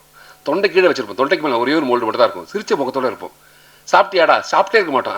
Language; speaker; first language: Tamil; native; Tamil